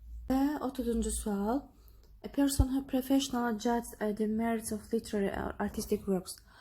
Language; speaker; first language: English; non-native, fluent; Azerbaijani